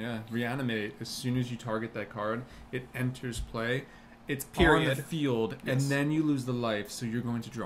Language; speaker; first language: English; native; English